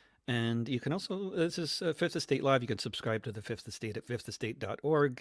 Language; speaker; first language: English; native; English